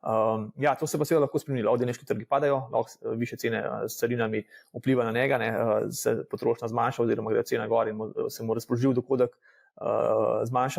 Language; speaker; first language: Slovenian; native; Slovenian